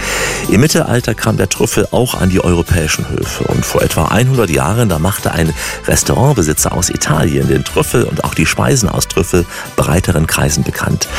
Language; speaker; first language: German; native; German